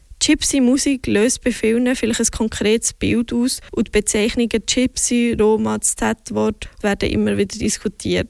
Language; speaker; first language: German; native; German